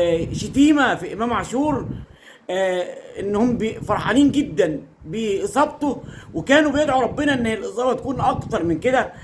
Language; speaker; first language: Arabic; native; Arabic